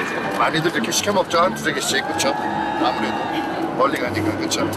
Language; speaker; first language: Korean; native; Korean